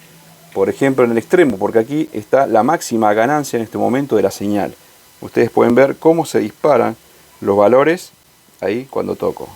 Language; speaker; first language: Spanish; native; Spanish